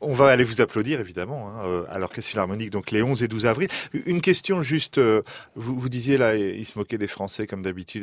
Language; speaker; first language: French; native; French